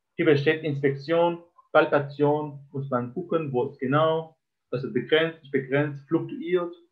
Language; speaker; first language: German; non-native, fluent; Arabic